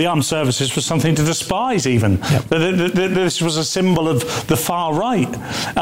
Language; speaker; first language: English; native; English